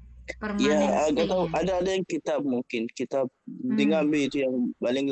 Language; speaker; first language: Indonesian; non-native, fluent; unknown